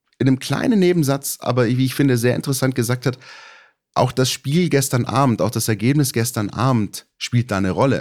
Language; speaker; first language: German; native; German